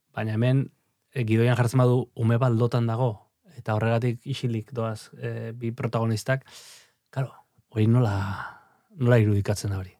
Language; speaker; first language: Basque; native; Basque